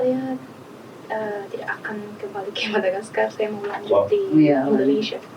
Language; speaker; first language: Indonesian; non-native, learner; Malagasy